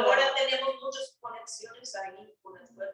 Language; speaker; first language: Spanish; early bilingual, heritage; Spanish